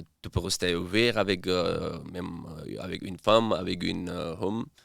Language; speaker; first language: French; non-native, learner; Persian